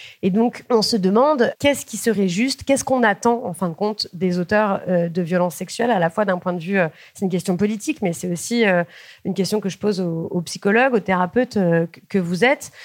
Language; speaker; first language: French; native; French